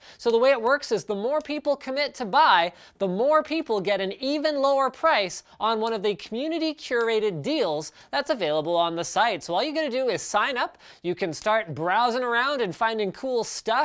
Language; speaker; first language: English; native; English